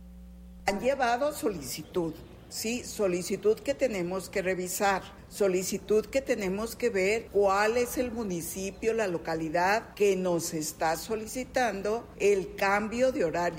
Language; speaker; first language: Spanish; native; Spanish